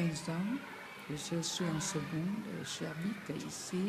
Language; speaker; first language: French; non-native, fluent; Vietnamese